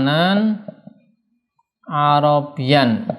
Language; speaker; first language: Arabic; non-native, fluent; Indonesian